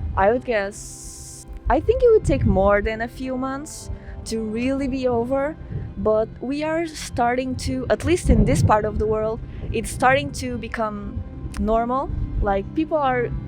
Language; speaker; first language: English; non-native, fluent; Portuguese